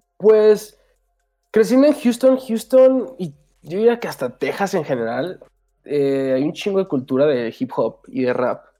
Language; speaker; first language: Spanish; early bilingual, heritage; Spanish